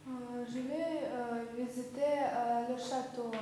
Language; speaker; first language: French; non-native, learner; Russian